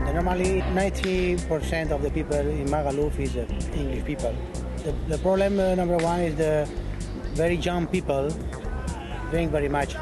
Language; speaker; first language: English; non-native, learner; Spanish